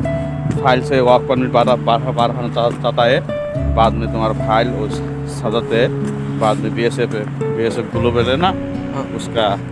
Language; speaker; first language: Hindi; non-native, learner; Nepali